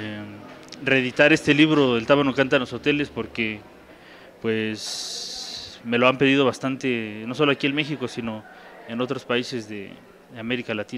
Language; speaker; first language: Spanish; native; Spanish